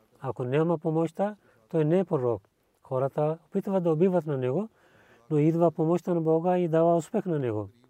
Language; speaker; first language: Bulgarian; non-native, learner; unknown